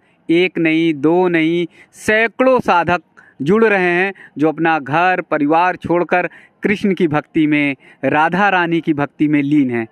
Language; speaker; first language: Hindi; native; Hindi